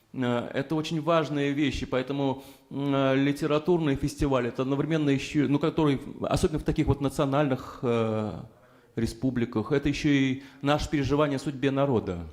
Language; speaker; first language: Russian; native; Russian